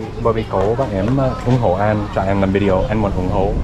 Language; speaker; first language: Vietnamese; non-native, learner; English